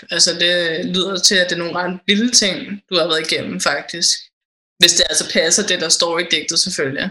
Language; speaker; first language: Danish; native; Danish